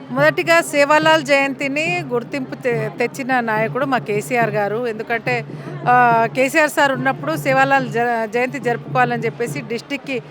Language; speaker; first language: Telugu; non-native, local second language; Lambadi